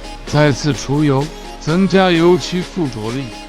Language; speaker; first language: Chinese; native; Chinese